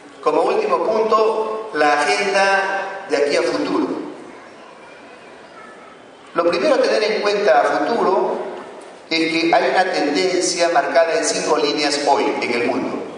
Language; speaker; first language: Spanish; native; Spanish